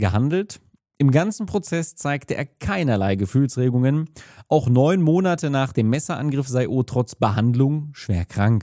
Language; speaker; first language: German; native; German